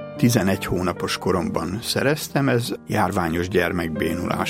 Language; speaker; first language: Hungarian; native; Hungarian